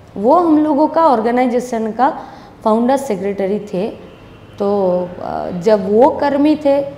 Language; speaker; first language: Hindi; non-native, local second language; Bangla